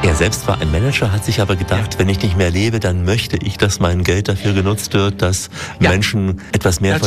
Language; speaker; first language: German; native; German